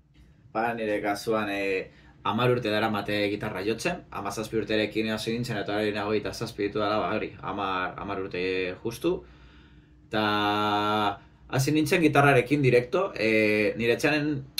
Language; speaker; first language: Basque; non-native, local second language; Spanish